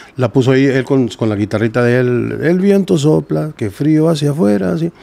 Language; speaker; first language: Spanish; early bilingual, heritage; Spanish